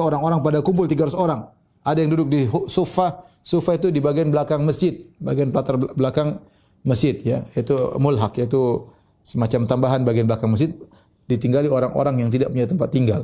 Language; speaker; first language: Indonesian; native; Indonesian